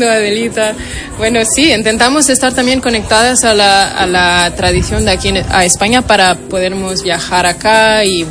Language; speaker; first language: Spanish; non-native, fluent; Portuguese